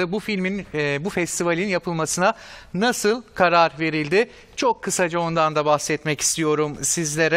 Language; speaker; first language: Turkish; native; Turkish